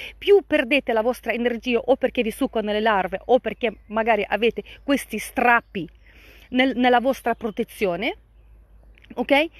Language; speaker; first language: Italian; non-native, fluent; Russian